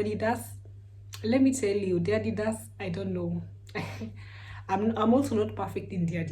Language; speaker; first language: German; non-native, learner; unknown